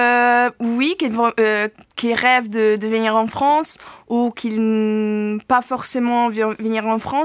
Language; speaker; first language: French; non-native, fluent; Italian